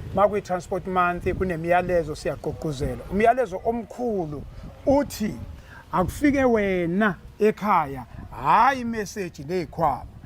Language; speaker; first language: Zulu; native; Zulu